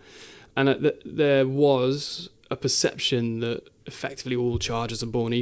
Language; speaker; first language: English; native; English